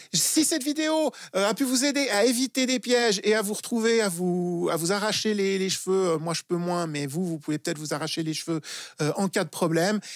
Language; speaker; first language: French; native; French